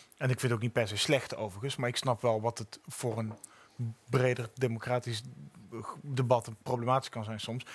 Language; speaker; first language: Dutch; native; Dutch